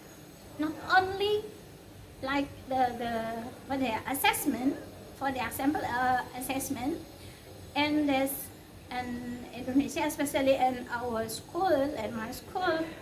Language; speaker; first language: English; non-native, learner; Indonesian